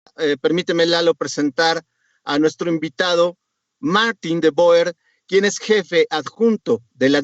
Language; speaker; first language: Spanish; native; Spanish